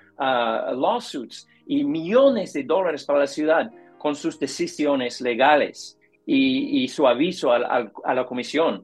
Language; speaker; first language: Spanish; non-native, learner; English